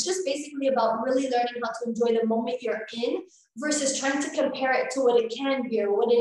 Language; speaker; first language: English; early bilingual, other home language; Spanish